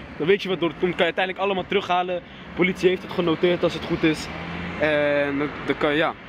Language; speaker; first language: Dutch; early bilingual, other home language; Riffian